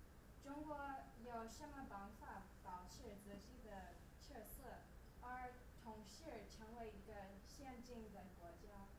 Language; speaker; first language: Chinese; non-native, learner; English